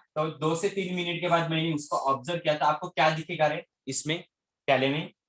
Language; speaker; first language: Hindi; non-native, local second language; Marathi